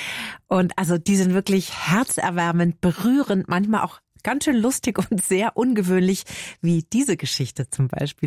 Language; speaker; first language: German; native; German